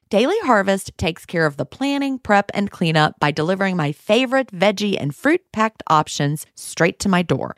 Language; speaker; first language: English; native; English